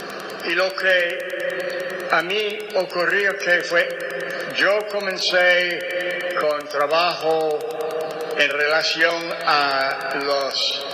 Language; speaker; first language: Spanish; non-native, fluent; English